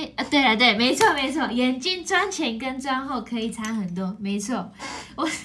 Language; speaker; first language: Chinese; non-native, fluent; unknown